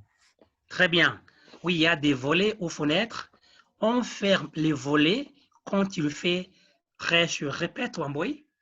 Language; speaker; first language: French; non-native, fluent; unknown